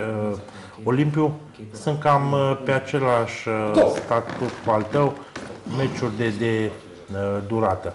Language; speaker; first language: Romanian; native; Romanian